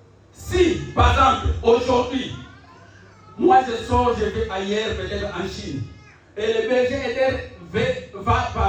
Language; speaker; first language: French; non-native, local second language; Lingala